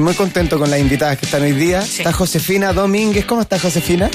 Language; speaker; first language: Spanish; native; Spanish